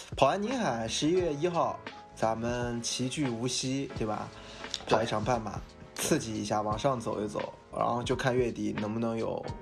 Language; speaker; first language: Chinese; native; Chinese